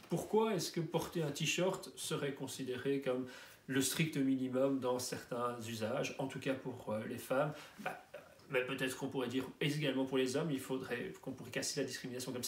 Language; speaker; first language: French; native; French